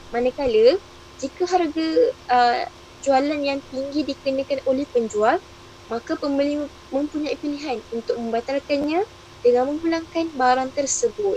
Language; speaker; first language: Malay; native; Malay